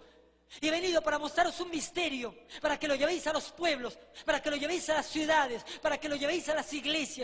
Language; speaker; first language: Spanish; native; Spanish